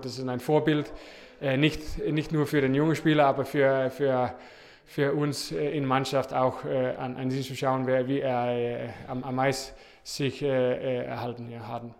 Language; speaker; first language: German; non-native, fluent; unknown